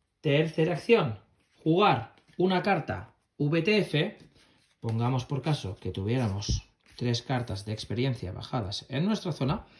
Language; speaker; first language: Spanish; native; Spanish